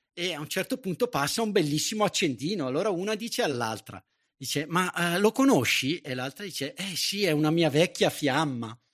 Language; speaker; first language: Italian; native; Italian